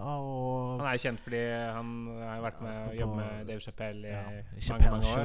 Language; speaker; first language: Norwegian; native; Norwegian